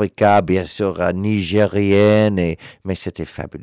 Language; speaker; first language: French; non-native, learner; English